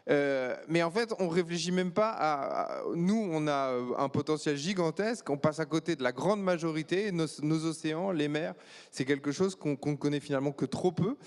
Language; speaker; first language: French; native; French